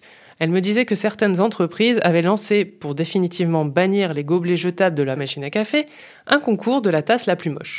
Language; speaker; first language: French; native; French